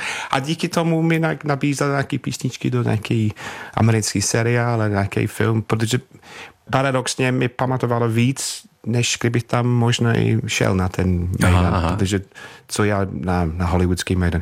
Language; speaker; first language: Czech; non-native, fluent; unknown